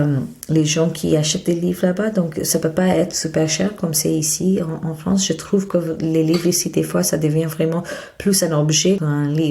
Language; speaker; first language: French; non-native, fluent; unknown